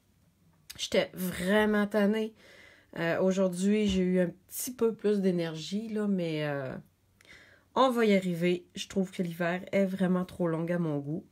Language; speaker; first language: French; native; French